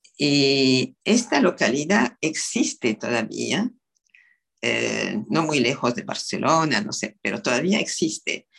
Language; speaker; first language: Spanish; non-native, fluent; French